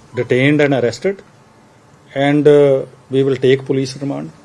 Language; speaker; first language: English; non-native, local second language; Punjabi